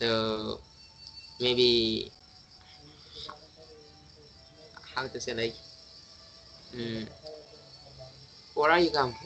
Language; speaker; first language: English; non-native, learner; Indonesian